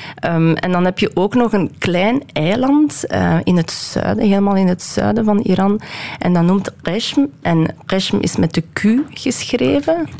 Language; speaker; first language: Dutch; early bilingual, other home language; Persian